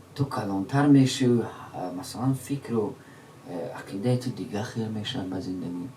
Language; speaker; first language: Tajik; non-native, local second language; Shughni